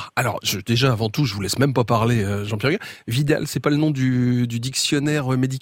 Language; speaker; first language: French; native; French